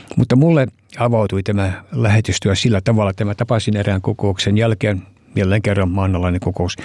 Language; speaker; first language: Finnish; early bilingual, heritage; Finnish